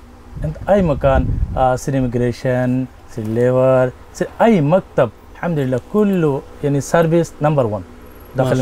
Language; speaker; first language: Arabic; non-native, learner; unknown